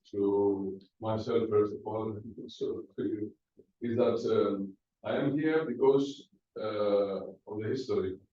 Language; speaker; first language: English; non-native, learner; Greek